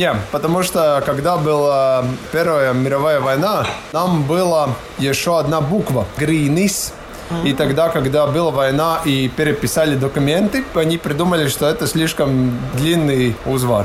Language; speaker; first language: Russian; non-native, local second language; Latvian